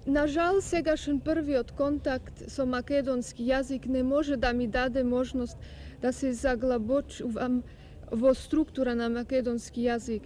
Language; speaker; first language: Macedonian; non-native, learner; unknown